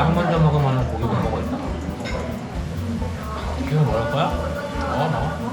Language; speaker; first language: Korean; native; Korean